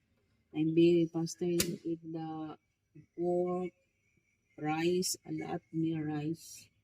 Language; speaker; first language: English; non-native, learner; Filipino